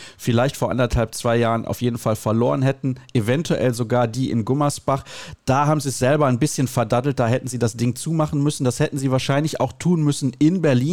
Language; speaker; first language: German; native; German